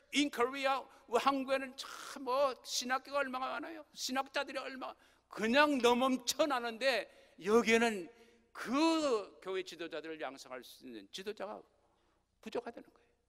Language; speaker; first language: Korean; native; Korean